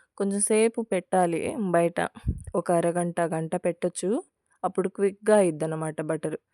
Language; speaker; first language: Telugu; non-native, local second language; Urdu